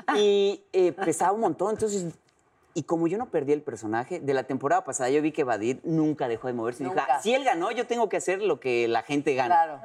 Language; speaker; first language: Spanish; native; Spanish